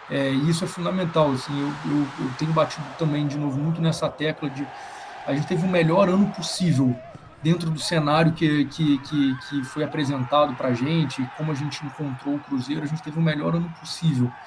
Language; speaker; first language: Portuguese; native; Portuguese